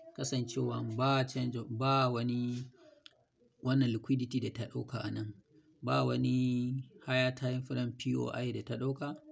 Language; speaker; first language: Hausa; non-native, local second language; Kanuri